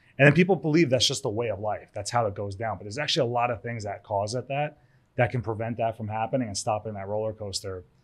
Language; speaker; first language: English; early bilingual, other home language; Turkish